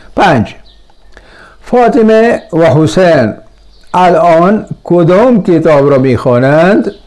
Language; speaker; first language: Persian; non-native, fluent; Urdu